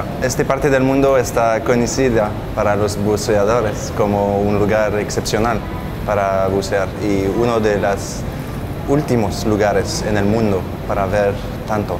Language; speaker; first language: Spanish; non-native, fluent; French